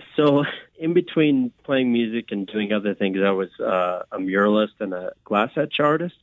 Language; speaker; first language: English; native; English